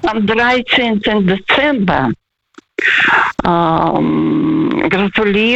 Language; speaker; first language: German; non-native, fluent; Russian